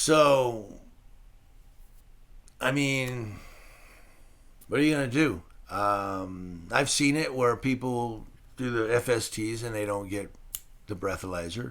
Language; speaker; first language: English; native; English